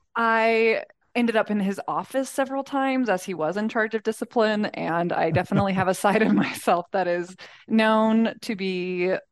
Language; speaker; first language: English; native; English